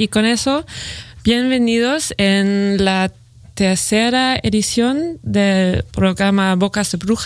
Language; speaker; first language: Spanish; non-native, fluent; German